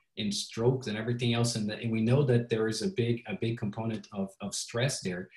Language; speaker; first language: English; non-native, fluent; Portuguese